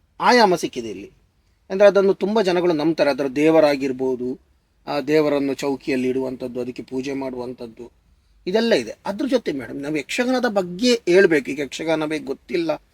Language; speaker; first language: Kannada; native; Kannada